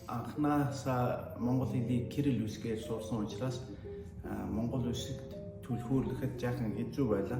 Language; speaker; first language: Mongolian; non-native, fluent; Turkish